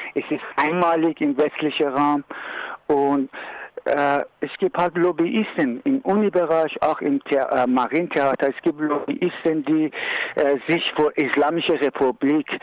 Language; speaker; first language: German; non-native, learner; Persian